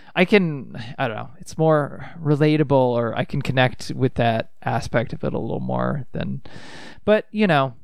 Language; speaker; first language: English; native; English